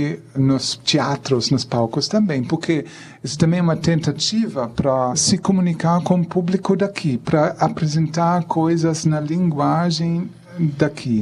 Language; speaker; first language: Portuguese; non-native, fluent; German